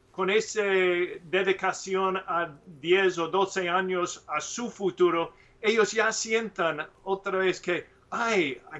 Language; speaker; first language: Spanish; non-native, learner; English